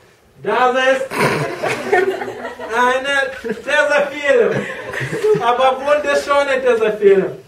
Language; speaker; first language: German; non-native, learner; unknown